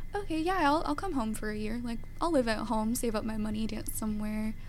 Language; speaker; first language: English; native; English